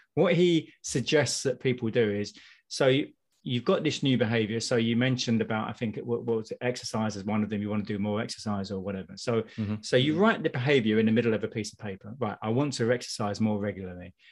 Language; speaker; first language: English; native; English